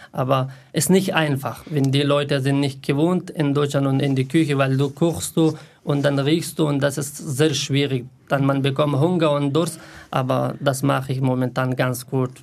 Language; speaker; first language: German; non-native, learner; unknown